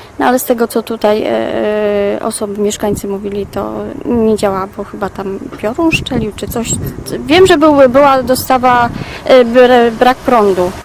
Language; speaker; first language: Polish; native; Polish